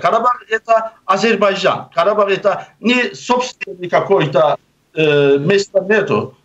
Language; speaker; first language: Russian; non-native, local second language; Azerbaijani